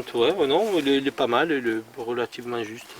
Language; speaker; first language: French; native; French